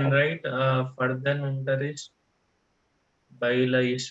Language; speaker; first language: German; non-native, learner; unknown